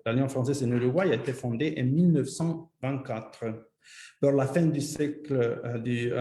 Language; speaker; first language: French; non-native, fluent; Spanish